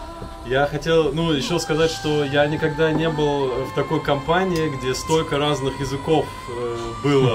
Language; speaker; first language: Russian; early bilingual, heritage; Russian